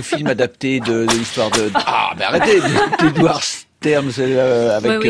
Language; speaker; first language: French; native; French